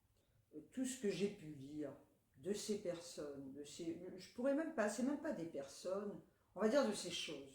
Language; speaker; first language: French; native; French